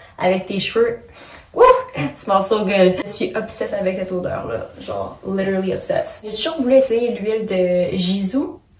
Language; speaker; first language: French; native; French